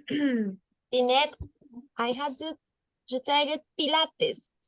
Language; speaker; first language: English; non-native, learner; Spanish